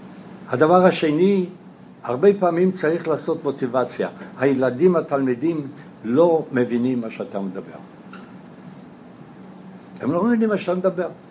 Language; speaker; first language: Hebrew; non-native, fluent; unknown